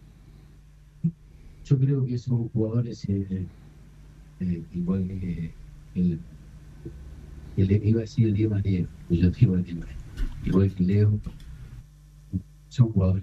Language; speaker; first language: Spanish; native; Spanish